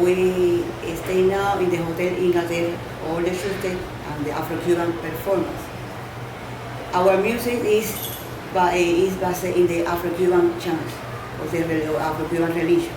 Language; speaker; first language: English; non-native, learner; Spanish